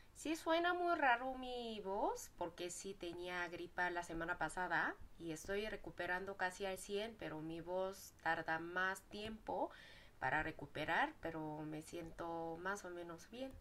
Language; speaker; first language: Spanish; non-native, fluent; Korean